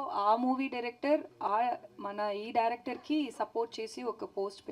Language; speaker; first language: Telugu; non-native, learner; Tamil